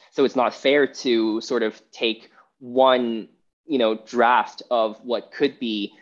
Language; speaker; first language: English; non-native, fluent; Chinese